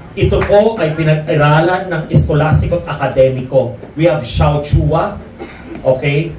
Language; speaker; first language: Filipino; native; Filipino